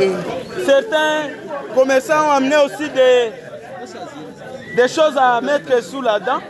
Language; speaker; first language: French; non-native, local second language; Swahili